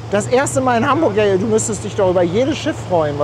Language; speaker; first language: German; native; German